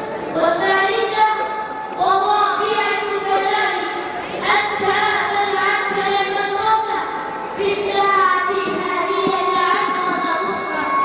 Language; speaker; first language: Arabic; non-native, learner; Urdu